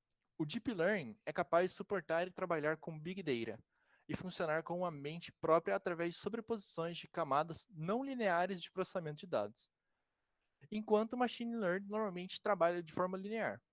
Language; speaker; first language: Portuguese; native; Portuguese